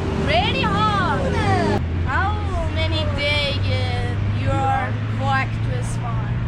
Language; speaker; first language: English; non-native, learner; Persian